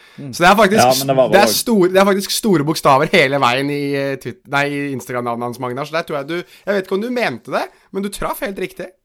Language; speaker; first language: Norwegian; native; Norwegian